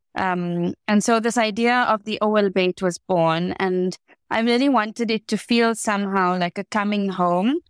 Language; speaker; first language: English; native; English